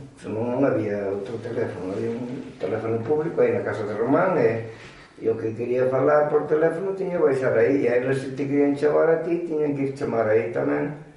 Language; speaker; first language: Galician; native; Galician